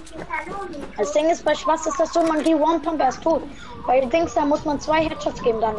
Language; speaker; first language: German; early bilingual, other home language; Macedonian